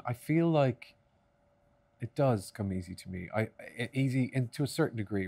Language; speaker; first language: English; native; English